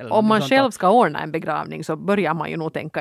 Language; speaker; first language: Swedish; native; Swedish